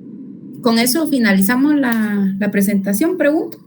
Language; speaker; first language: Spanish; native; Spanish